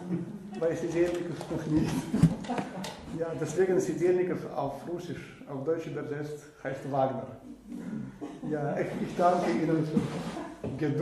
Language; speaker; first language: German; non-native, fluent; Russian